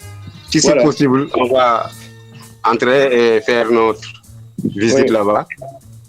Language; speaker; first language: French; non-native, local second language; Wolof